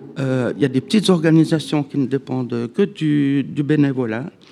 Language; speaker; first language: French; native; French